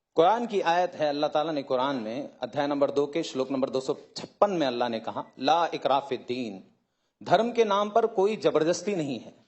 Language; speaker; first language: Hindi; native; Hindi